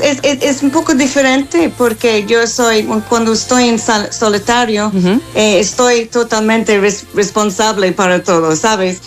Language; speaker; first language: Spanish; non-native, fluent; English